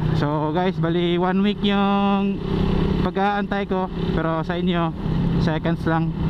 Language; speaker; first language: Filipino; non-native, local second language; Cebuano